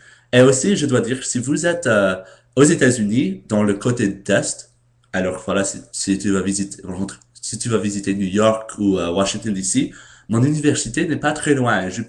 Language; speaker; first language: French; non-native, learner; English